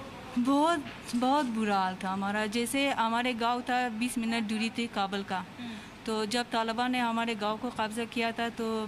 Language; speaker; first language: Hindi; non-native, learner; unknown